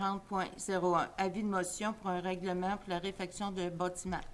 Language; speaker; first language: French; native; French